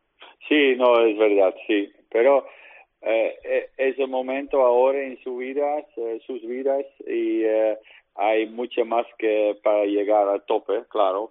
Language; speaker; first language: Spanish; non-native, learner; Dutch